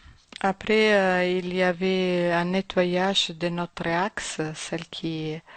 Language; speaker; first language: French; non-native, fluent; German